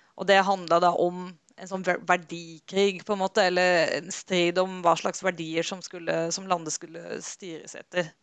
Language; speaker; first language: Norwegian; non-native, fluent; Dutch